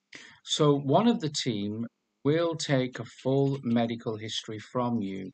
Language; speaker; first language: English; native; English